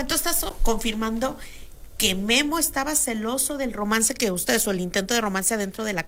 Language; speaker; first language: Spanish; native; Spanish